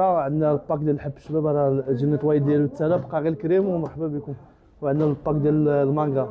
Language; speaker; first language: Arabic; native; Arabic